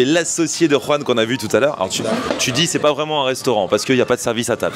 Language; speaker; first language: French; native; French